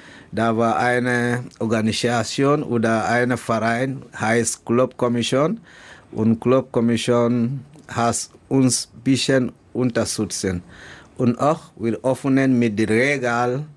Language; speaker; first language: German; non-native, learner; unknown